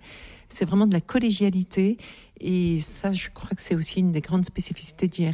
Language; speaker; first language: French; native; French